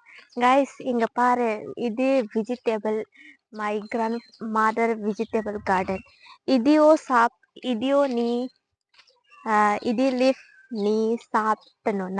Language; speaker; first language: Tamil; non-native, learner; Bangla